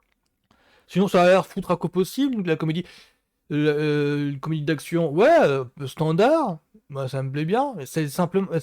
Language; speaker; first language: French; native; French